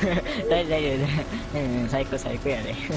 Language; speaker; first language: Japanese; native; Japanese